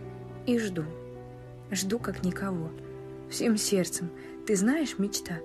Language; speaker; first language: Russian; native; Russian